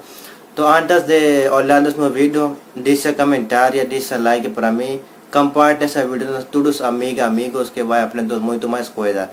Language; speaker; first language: Portuguese; non-native, learner; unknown